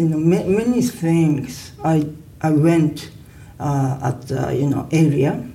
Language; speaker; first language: English; non-native, learner; Japanese